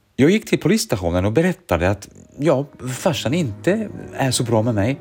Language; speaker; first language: Swedish; early bilingual, other home language; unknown